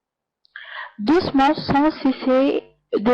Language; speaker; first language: French; non-native, learner; Arabic